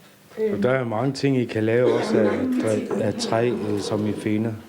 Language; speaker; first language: Danish; non-native, local second language; Kalaallisut